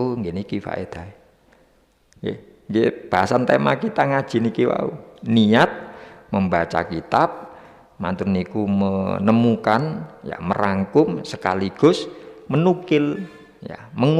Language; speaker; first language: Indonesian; non-native, local second language; Javanese